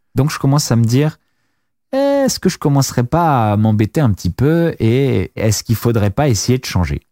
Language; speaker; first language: French; native; French